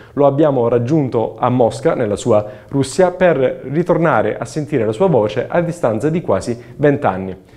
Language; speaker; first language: Italian; native; Italian